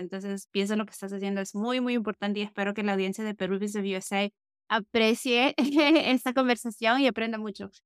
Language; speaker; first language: Spanish; early bilingual, heritage; Spanish